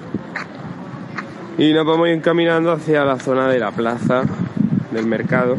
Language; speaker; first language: Spanish; native; Spanish